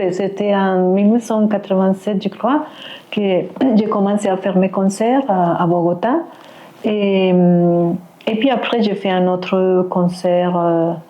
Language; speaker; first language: French; non-native, fluent; Spanish